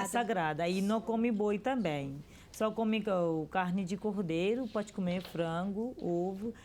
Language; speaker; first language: Portuguese; non-native, learner; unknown